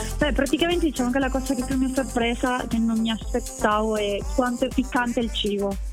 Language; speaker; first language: Italian; early bilingual, other home language; Spanish